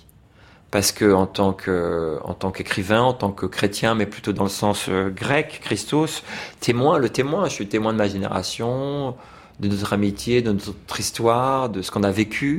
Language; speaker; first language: French; native; French